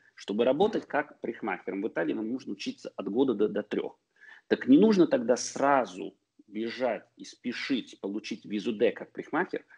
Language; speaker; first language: Russian; early bilingual, heritage; Russian